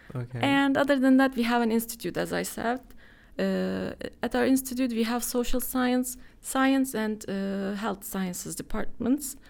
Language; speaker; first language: English; non-native, fluent; Turkish